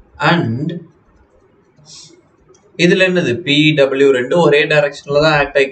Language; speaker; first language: Tamil; native; Tamil